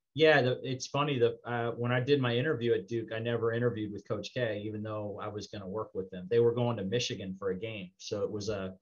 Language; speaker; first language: English; native; English